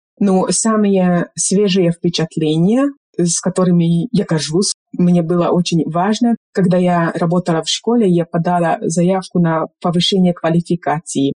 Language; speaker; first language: Russian; non-native, fluent; Hungarian